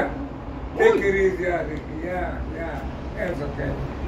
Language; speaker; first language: English; non-native, learner; Spanish